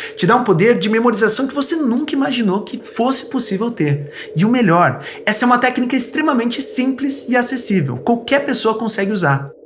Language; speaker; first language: Portuguese; native; Portuguese